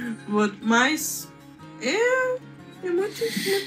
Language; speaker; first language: Portuguese; non-native, learner; Russian